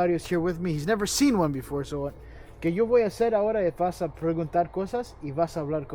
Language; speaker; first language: Spanish; early bilingual, heritage; English